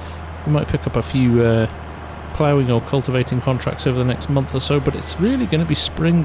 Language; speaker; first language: English; native; English